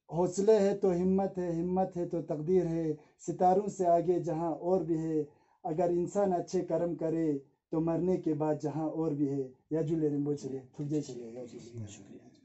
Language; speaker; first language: Hindi; non-native, local second language; Ladakhi